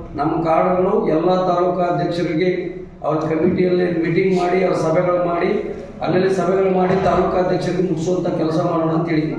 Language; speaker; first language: Kannada; native; Kannada